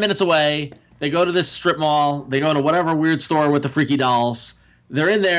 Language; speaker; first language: English; native; English